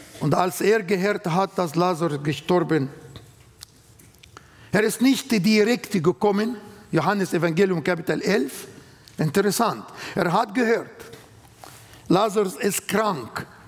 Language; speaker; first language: German; non-native, fluent; Arabic